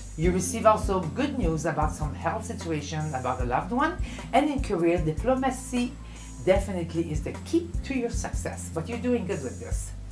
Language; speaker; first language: English; non-native, fluent; French